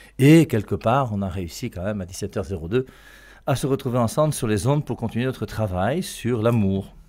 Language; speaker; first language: French; native; French